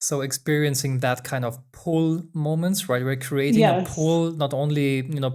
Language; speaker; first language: English; non-native, fluent; German